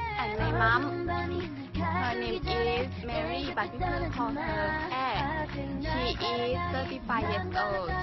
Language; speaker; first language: English; non-native, learner; Thai